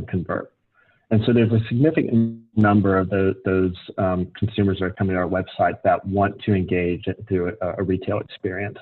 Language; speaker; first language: English; native; English